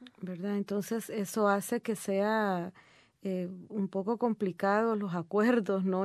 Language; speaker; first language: Spanish; native; Spanish